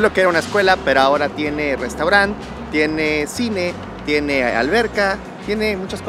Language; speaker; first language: Spanish; native; Spanish